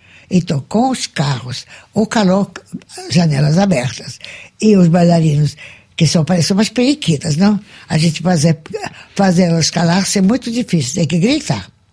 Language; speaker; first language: Portuguese; non-native, fluent; Russian